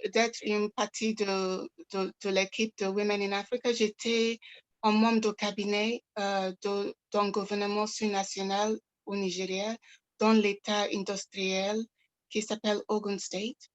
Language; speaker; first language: French; non-native, local second language; Yoruba